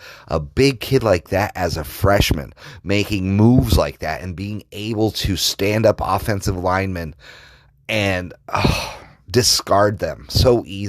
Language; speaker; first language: English; native; English